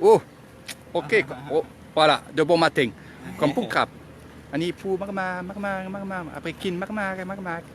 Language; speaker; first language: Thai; non-native, learner; French